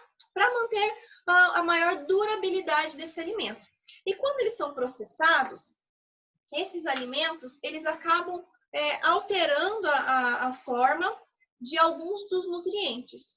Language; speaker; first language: Portuguese; native; Portuguese